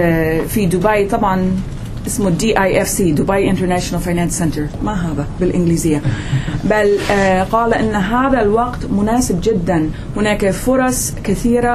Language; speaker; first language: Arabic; non-native, fluent; English